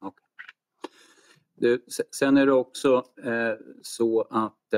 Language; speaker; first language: Swedish; native; Swedish